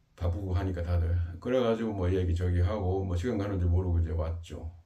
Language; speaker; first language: Korean; native; Korean